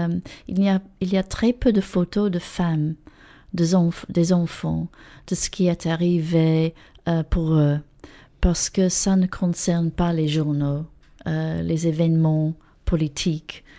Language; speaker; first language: French; non-native, learner; English